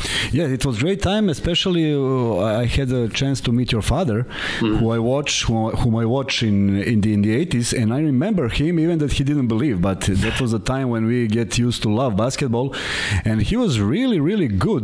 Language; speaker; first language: English; non-native, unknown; Serbian